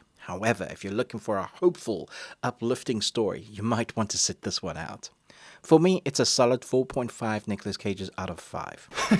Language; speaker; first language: English; native; English